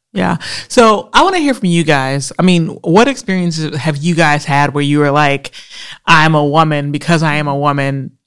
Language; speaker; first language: English; early bilingual, other home language; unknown